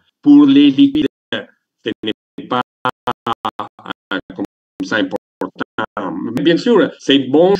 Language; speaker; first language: French; non-native, learner; Italian